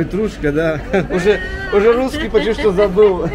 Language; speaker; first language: Russian; early bilingual, heritage; Russian